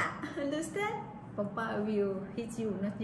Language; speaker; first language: English; non-native, learner; Thai